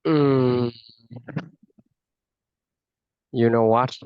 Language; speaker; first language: English; non-native, fluent; Vietnamese